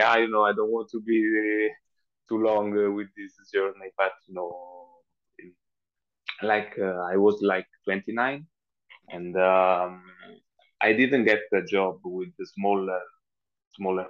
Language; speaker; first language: English; non-native, fluent; Italian